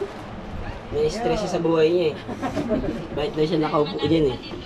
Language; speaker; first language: Filipino; native; Filipino